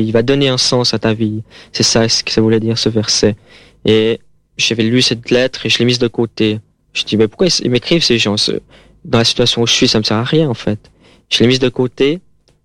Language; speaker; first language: French; native; French